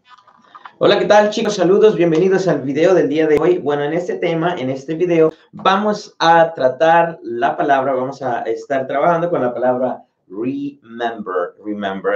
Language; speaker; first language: Spanish; native; Spanish